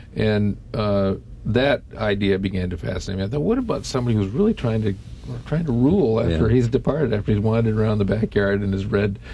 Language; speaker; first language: English; native; English